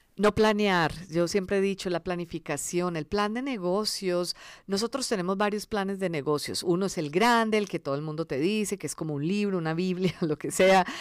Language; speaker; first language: Spanish; early bilingual, other home language; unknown